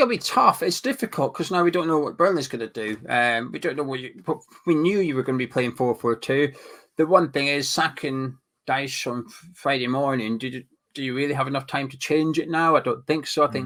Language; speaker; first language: English; native; English